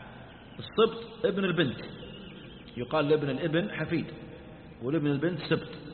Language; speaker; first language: Arabic; native; Arabic